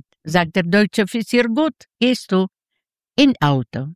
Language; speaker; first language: German; non-native, fluent; Yiddish